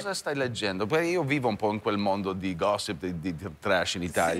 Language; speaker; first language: Italian; early bilingual, heritage; English